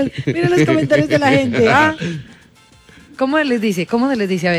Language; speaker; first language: Spanish; native; Spanish